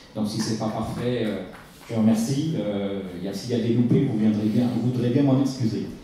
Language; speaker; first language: French; native; French